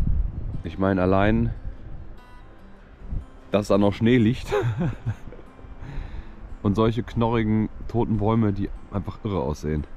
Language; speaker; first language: German; native; German